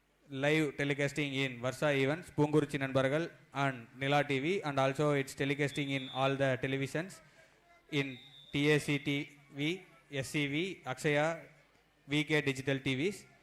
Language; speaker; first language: English; non-native, local second language; Tamil